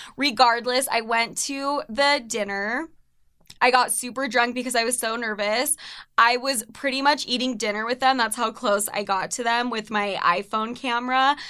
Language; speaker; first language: English; native; English